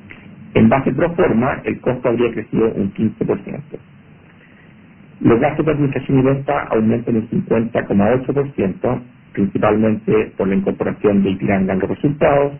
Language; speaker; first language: Spanish; native; Spanish